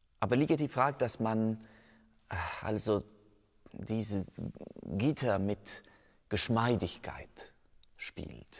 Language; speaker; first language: German; non-native, fluent; French